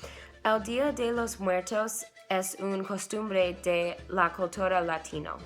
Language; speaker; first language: Spanish; non-native, learner; English